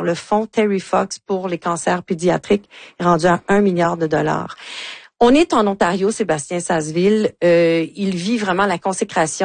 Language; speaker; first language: French; native; French